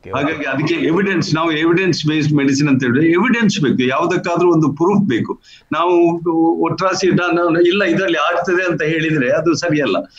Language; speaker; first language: Kannada; non-native, local second language; Tulu